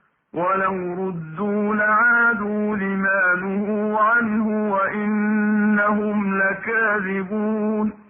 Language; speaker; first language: Arabic; native; Arabic